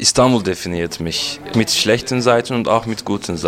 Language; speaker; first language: German; non-native, fluent; Turkish